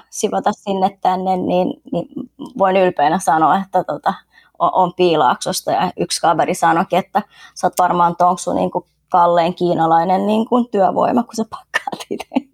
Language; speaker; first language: Finnish; early bilingual, other home language; Vietnamese